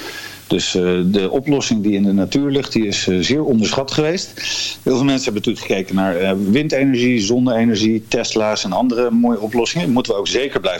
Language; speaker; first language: Dutch; native; Dutch